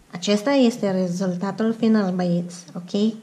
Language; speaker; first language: Romanian; non-native, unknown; Filipino